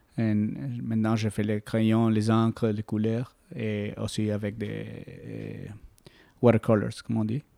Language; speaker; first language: French; non-native, learner; Spanish